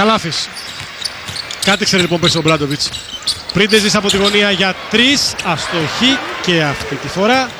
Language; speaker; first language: Greek; native; Greek